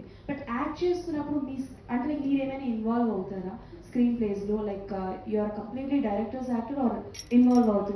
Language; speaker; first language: Telugu; native; Telugu